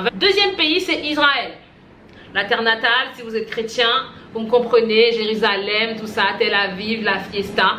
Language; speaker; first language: French; non-native, local second language; Haitian Creole